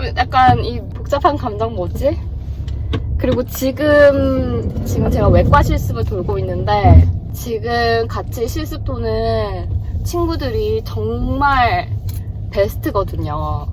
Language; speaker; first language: Korean; native; Korean